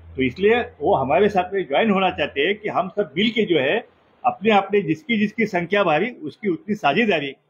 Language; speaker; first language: Hindi; non-native, local second language; Marathi